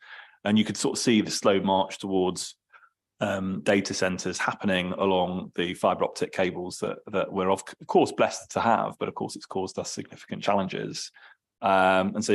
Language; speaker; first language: English; native; English